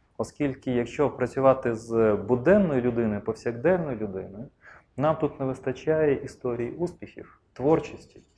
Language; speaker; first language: Ukrainian; non-native, local second language; Russian